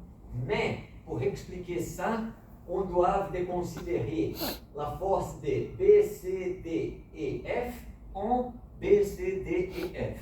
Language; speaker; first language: French; non-native, fluent; Portuguese